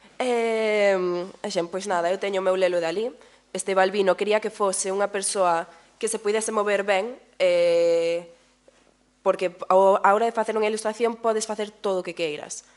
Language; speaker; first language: Galician; native; Galician